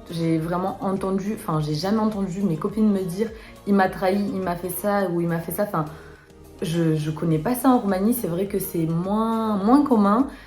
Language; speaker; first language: French; early bilingual, other home language; Romanian